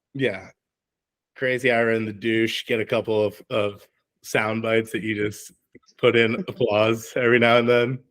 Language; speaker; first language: English; native; English